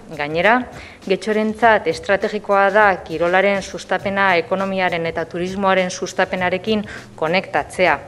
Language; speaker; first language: Basque; native; Basque